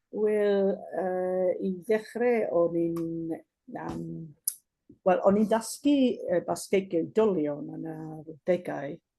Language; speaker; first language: Welsh; non-native, fluent; Basque